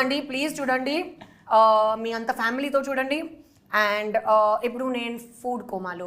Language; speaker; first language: Telugu; non-native, learner; Hindi